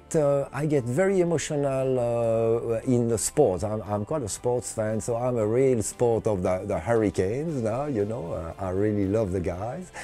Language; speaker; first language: English; non-native, fluent; French